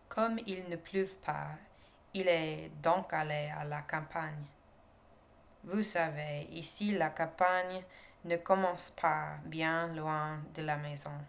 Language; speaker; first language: French; non-native, learner; English